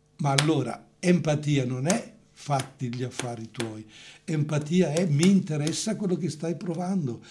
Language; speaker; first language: Italian; native; Italian